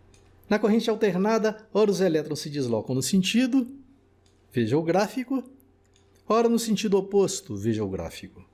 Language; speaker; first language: Portuguese; native; Portuguese